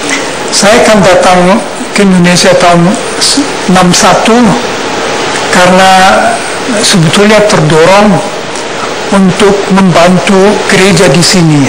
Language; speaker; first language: Indonesian; non-native, fluent; German